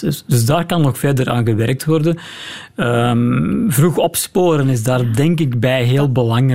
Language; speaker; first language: Dutch; native; Dutch